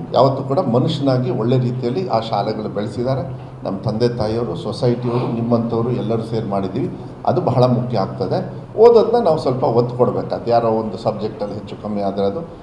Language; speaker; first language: Kannada; native; Kannada